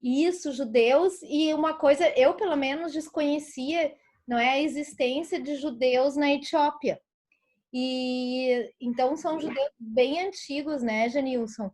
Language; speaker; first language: Portuguese; native; Portuguese